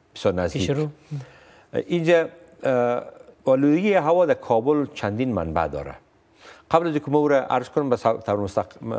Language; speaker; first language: Persian; non-native, local second language; Pashto